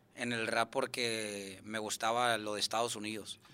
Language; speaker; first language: Spanish; native; Spanish